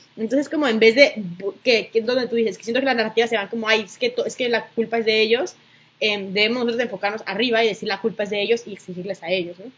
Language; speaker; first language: Spanish; native; Spanish